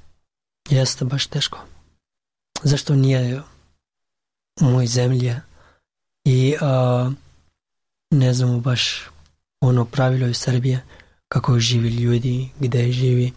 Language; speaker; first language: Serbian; non-native, learner; Pashto